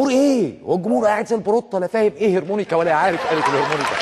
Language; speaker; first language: Arabic; native; Arabic